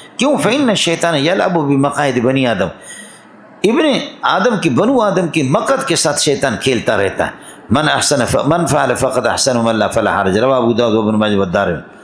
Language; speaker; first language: Urdu; non-native, local second language; Brahui